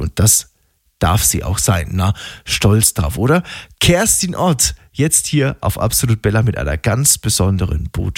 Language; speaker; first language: German; native; German